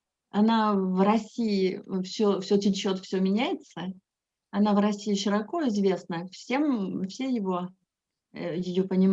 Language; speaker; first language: Russian; non-native, fluent; French